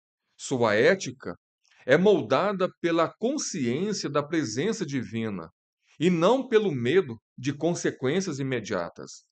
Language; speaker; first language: Portuguese; native; Portuguese